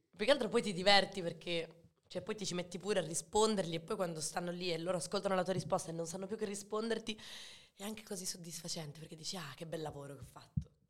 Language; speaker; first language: Italian; early bilingual, other home language; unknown